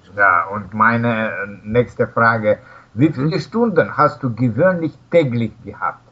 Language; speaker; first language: German; non-native, fluent; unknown